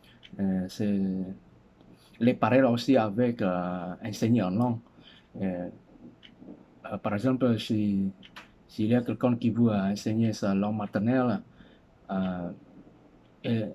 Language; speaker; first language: French; non-native, learner; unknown